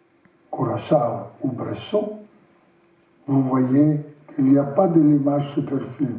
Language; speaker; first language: French; non-native, learner; Russian